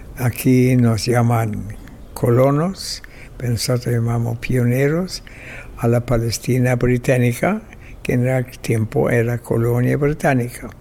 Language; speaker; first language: Spanish; non-native, fluent; German